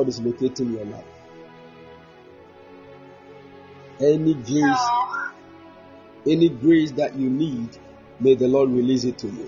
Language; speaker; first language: English; non-native, local second language; Akan